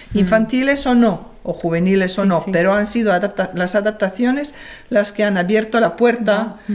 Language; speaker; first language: Spanish; non-native, fluent; Serbian